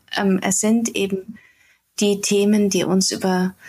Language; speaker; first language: German; native; German